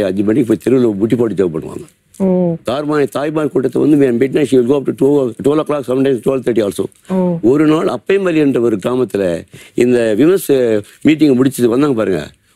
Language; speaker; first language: Tamil; native; Tamil